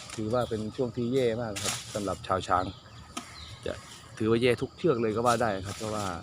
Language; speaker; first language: Thai; non-native, local second language; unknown